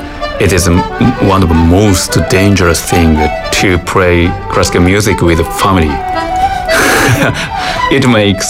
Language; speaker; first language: English; non-native, fluent; Japanese